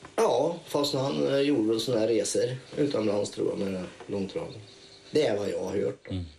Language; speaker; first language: Swedish; native; Swedish